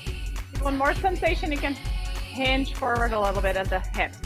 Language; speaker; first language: English; native; English